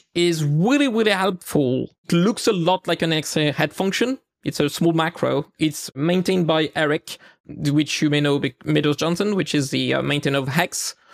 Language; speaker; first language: English; non-native, fluent; French